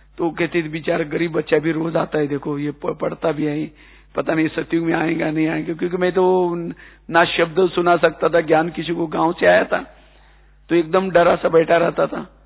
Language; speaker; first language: Hindi; non-native, local second language; Marathi